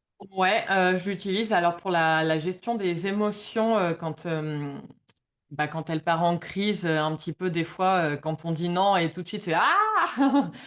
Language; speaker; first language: French; native; French